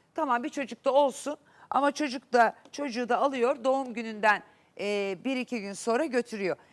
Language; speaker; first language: Turkish; native; Turkish